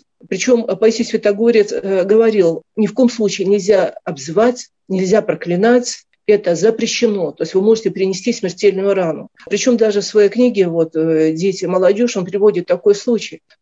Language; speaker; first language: Russian; native; Russian